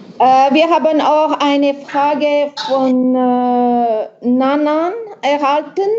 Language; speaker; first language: German; non-native, local second language; French